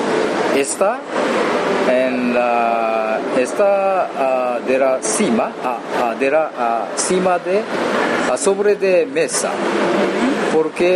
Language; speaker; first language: Spanish; non-native, learner; Japanese